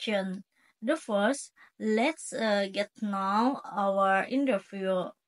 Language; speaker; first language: English; non-native, learner; Indonesian